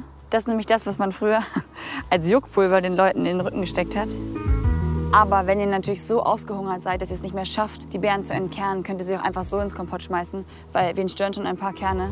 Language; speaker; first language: German; native; German